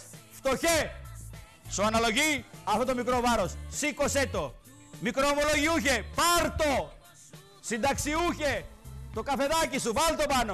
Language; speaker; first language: Greek; native; Greek